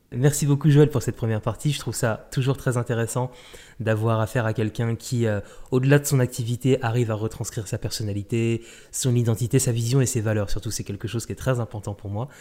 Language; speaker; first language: French; native; French